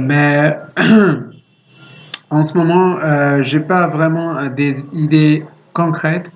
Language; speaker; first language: French; non-native, learner; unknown